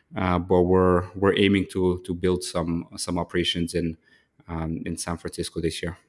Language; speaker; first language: English; early bilingual, other home language; Ukrainian